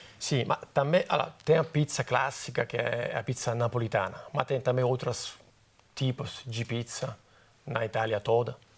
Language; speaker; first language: Portuguese; non-native, fluent; Italian